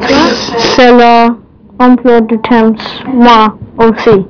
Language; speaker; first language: French; non-native, learner; English